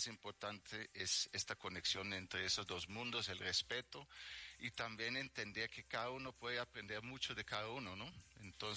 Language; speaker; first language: Spanish; native; Spanish